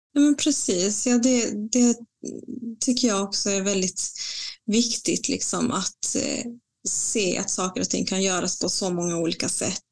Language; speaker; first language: Swedish; non-native, fluent; Spanish